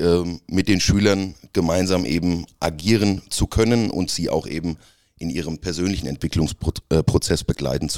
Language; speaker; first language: German; native; German